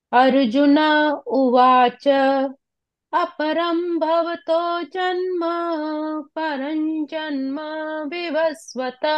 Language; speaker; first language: Hindi; non-native, local second language; Punjabi